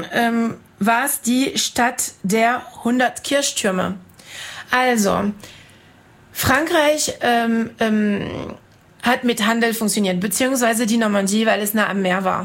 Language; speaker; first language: German; non-native, fluent; French